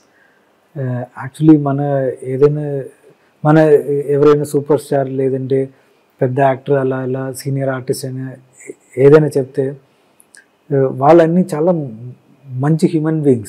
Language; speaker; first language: Telugu; non-native, learner; Malayalam